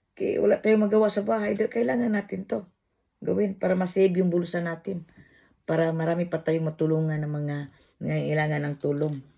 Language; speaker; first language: Filipino; non-native, local second language; Cebuano